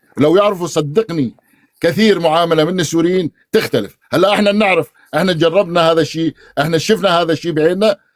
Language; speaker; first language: Arabic; native; Arabic